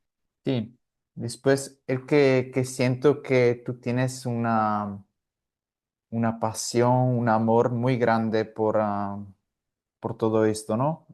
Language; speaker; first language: Spanish; non-native, fluent; Italian